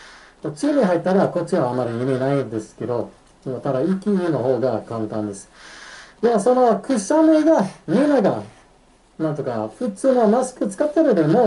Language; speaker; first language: Japanese; non-native, fluent; English